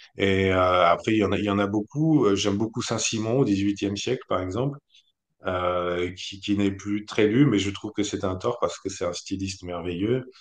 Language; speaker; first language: French; native; French